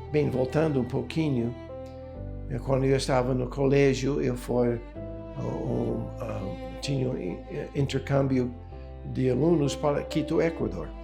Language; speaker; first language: Portuguese; non-native, fluent; English